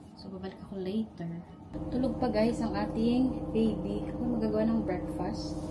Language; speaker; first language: Filipino; native; Filipino